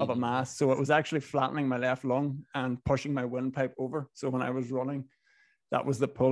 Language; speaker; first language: English; native; English